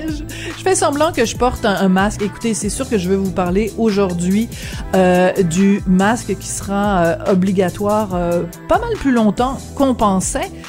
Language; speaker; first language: French; native; French